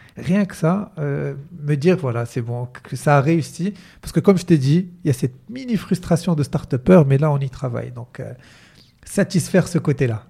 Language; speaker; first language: French; non-native, local second language; Arabic